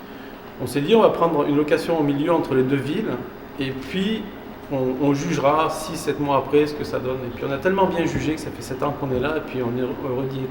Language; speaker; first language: French; native; French